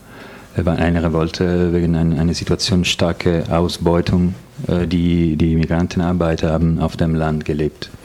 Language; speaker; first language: German; non-native, fluent; Italian